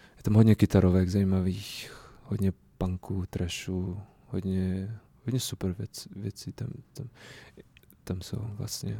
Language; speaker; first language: Czech; non-native, fluent; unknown